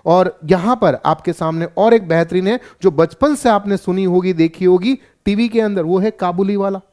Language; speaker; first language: Hindi; non-native, local second language; Gujarati